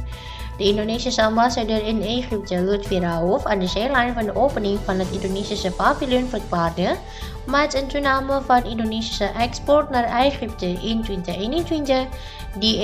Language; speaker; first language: Dutch; non-native, fluent; Indonesian